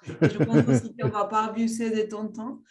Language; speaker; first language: French; non-native, fluent; Spanish